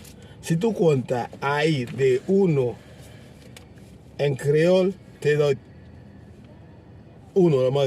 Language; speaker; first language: Spanish; non-native, fluent; Haitian Creole